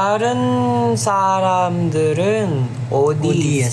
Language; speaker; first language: Korean; non-native, learner; Filipino